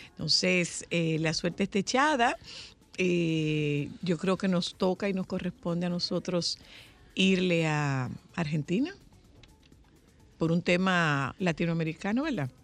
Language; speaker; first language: Spanish; native; Spanish